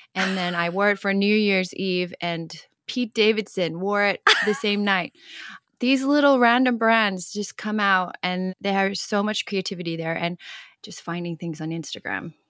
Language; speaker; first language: English; non-native, local second language; Cantonese